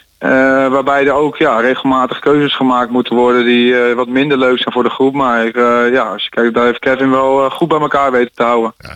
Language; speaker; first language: Dutch; native; Dutch